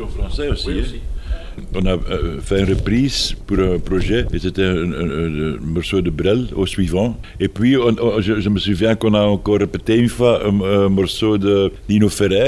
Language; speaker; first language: French; non-native, fluent; Dutch